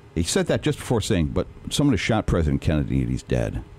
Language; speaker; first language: English; native; English